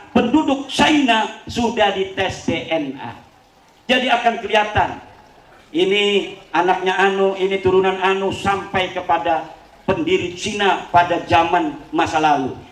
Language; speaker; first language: Indonesian; non-native, local second language; Javanese